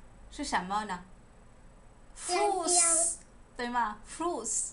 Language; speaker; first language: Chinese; non-native, learner; Vietnamese